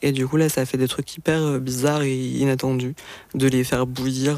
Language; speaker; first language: French; native; French